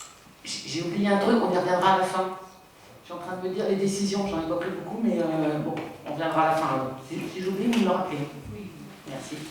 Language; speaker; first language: French; native; French